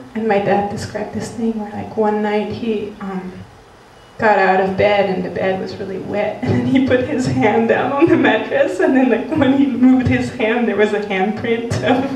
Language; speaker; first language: English; non-native, fluent; French